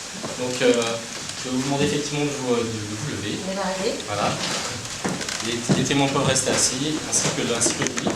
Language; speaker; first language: French; native; French